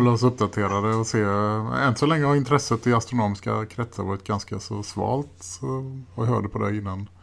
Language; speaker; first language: Swedish; native; Swedish